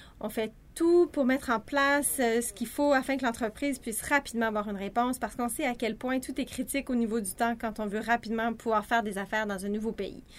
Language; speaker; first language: French; native; French